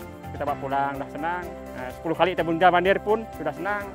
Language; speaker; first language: Indonesian; non-native, local second language; Iban